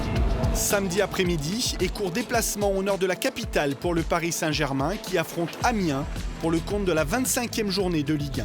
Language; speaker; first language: French; native; French